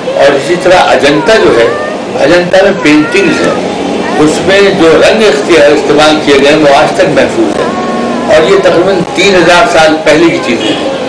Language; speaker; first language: Urdu; native; Urdu